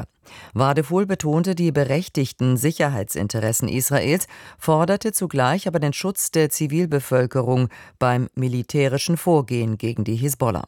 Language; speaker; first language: German; native; German